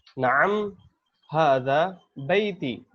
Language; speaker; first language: Arabic; non-native, fluent; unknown